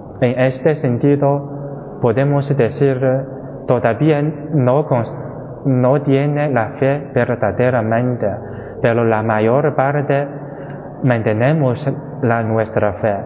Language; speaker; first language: Spanish; non-native, fluent; Chinese